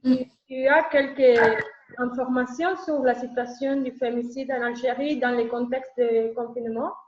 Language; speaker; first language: French; non-native, learner; Spanish